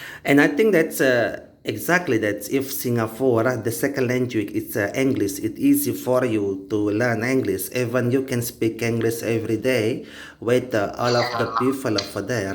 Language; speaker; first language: English; non-native, learner; Indonesian